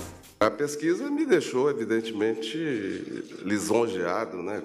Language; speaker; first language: Portuguese; native; Portuguese